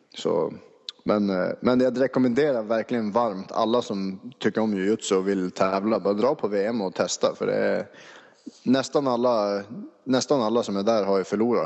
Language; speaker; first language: Swedish; native; Swedish